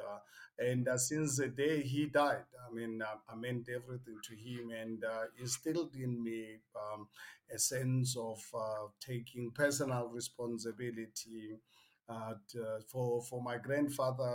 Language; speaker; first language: English; non-native, local second language; Northern Sotho